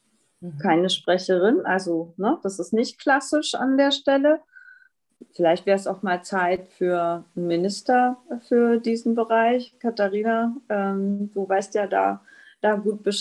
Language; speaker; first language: German; native; German